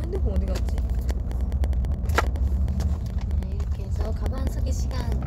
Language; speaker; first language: Korean; non-native, fluent; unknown